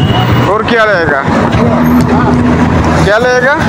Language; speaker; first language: Hindi; non-native, learner; Bangla